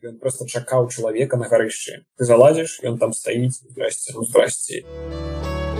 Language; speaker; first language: Belarusian; non-native, local second language; Russian